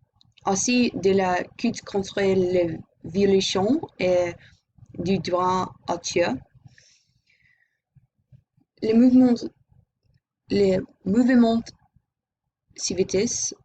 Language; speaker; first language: French; non-native, learner; English